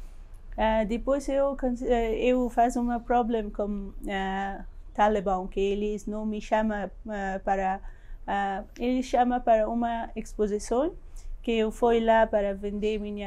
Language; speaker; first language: Portuguese; non-native, learner; Persian